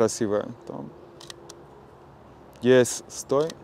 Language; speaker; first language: Russian; non-native, learner; English